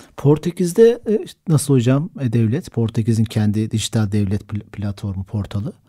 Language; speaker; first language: Turkish; native; Turkish